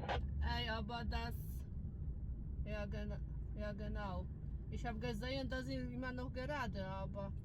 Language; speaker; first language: German; non-native, learner; Polish